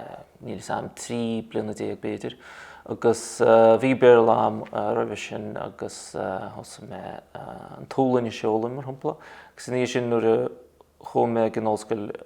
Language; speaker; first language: Irish; non-native, fluent; Russian